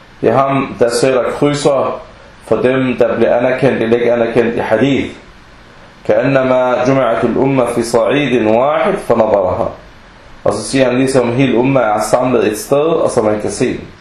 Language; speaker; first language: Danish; early bilingual, other home language; Arabic